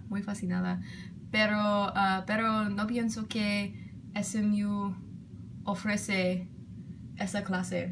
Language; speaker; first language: Spanish; non-native, learner; English